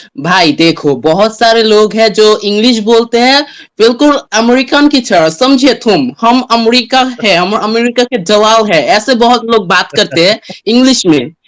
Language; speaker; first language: Hindi; non-native, fluent; Bangla